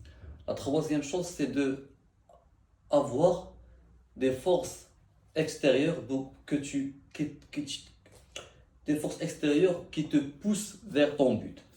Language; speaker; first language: French; non-native, learner; Arabic